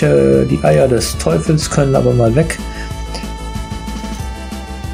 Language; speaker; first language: German; native; German